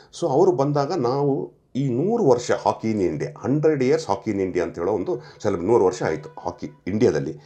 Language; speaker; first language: Kannada; non-native, local second language; Kodava